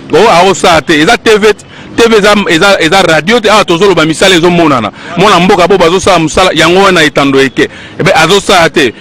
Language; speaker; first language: Lingala; native; Lingala